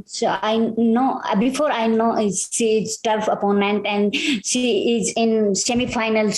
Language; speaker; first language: English; non-native, learner; Hindi